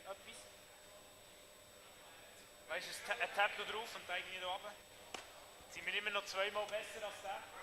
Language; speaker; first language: German; native; German